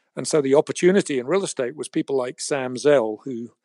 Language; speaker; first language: English; native; English